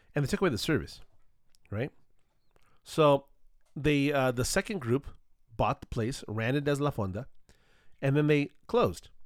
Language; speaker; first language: English; early bilingual, other home language; Spanish